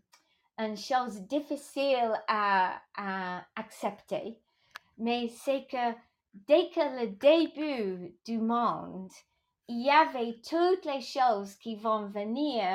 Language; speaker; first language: French; non-native, local second language; English